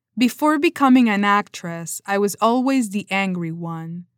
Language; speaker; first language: English; non-native, fluent; Spanish